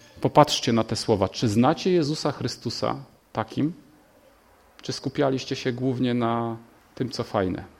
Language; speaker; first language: Polish; native; Polish